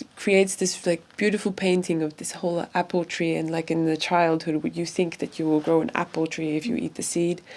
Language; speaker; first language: English; non-native, fluent; Latvian